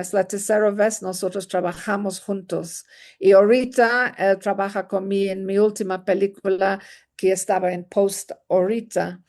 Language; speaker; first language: Spanish; non-native, learner; English